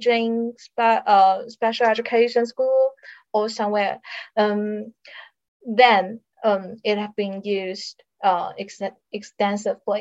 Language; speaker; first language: English; non-native, fluent; Chinese